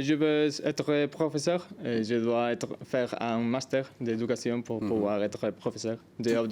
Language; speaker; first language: French; non-native, learner; Spanish